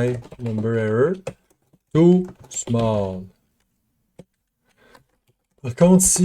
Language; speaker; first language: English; non-native, local second language; French